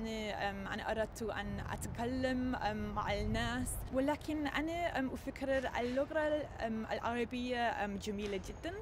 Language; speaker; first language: Arabic; non-native, learner; English